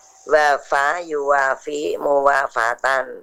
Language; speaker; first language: Arabic; non-native, learner; Indonesian